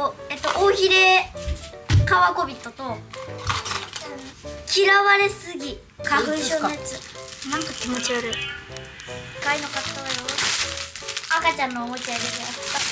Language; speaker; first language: Japanese; native; Japanese